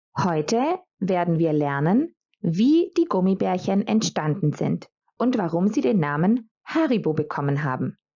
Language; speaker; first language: German; non-native, fluent; Croatian